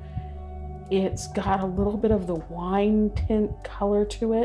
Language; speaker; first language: English; native; English